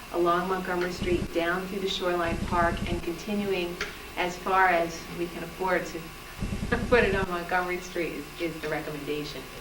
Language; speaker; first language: English; native; English